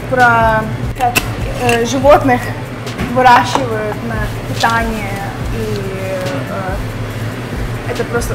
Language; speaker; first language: Russian; early bilingual, other home language; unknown